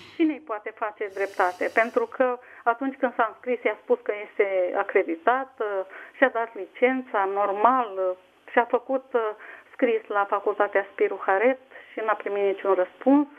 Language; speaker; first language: Romanian; non-native, fluent; Turkish